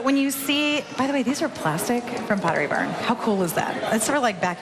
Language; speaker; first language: English; native; English